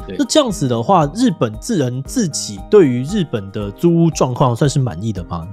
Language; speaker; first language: Chinese; native; Chinese